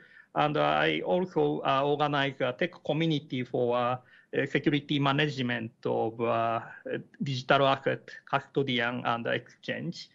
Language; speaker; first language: English; non-native, learner; Japanese